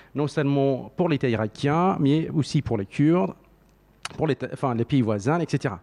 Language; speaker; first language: French; non-native, fluent; Central Kurdish